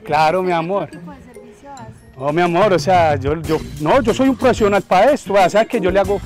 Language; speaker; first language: Spanish; native; Spanish